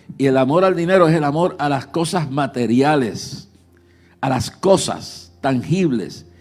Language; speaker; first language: Spanish; early bilingual, heritage; Spanish